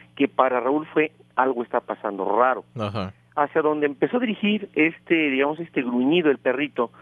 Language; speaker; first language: Spanish; native; Spanish